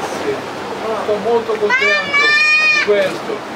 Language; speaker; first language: Italian; non-native, learner; Portuguese